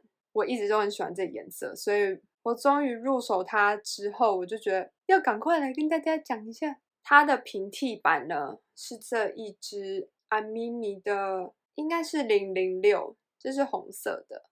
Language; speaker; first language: Chinese; native; Chinese